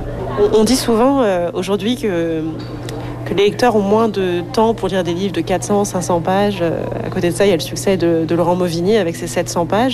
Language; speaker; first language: French; native; French